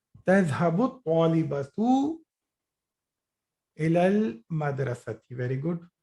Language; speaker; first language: Arabic; non-native, fluent; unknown